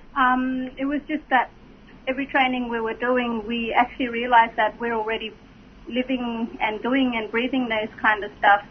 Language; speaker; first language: English; native; English